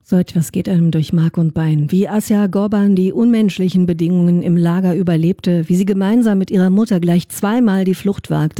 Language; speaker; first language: German; native; German